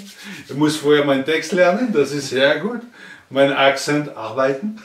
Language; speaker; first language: German; non-native, learner; French